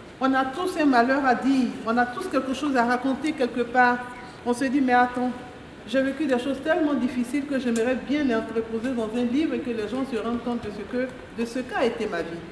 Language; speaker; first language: French; non-native, local second language; Mandingo